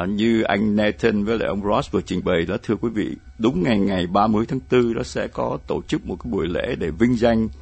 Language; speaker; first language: Vietnamese; native; Vietnamese